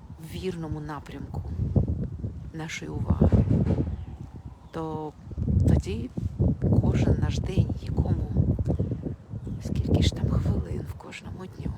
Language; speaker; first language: Ukrainian; non-native, local second language; Russian